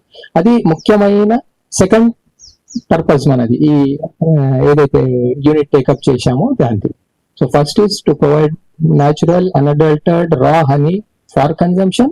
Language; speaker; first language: Telugu; native; Telugu